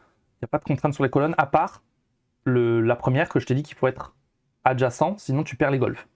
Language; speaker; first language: French; native; French